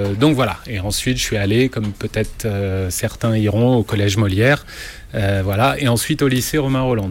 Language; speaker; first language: French; native; French